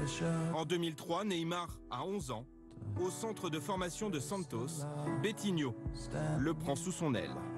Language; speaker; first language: French; native; French